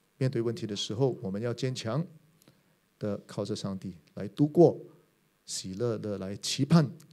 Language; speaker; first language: Chinese; native; Chinese